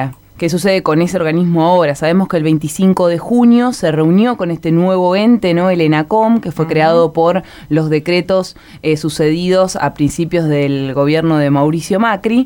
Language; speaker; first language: Spanish; native; Spanish